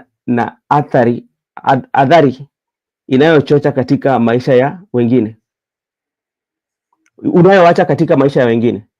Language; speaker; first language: Swahili; non-native, local second language; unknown